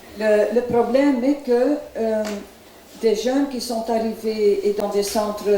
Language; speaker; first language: French; non-native, local second language; Dutch